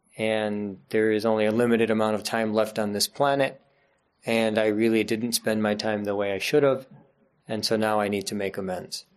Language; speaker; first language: English; native; English